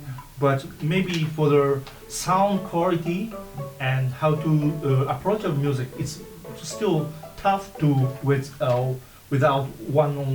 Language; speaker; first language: English; non-native, learner; Japanese